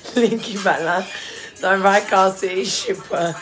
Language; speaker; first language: French; native; French